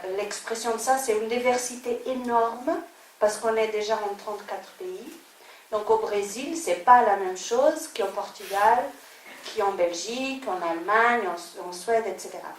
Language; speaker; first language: French; non-native, fluent; Portuguese